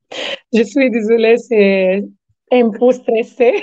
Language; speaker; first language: French; non-native, learner; Arabic